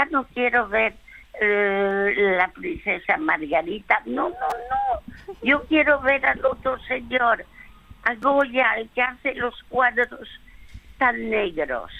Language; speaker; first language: Spanish; early bilingual, other home language; French